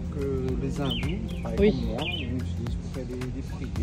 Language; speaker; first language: French; non-native, local second language; Morisyen